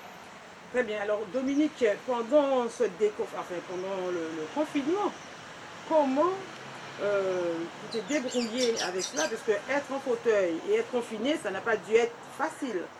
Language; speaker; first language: French; native; French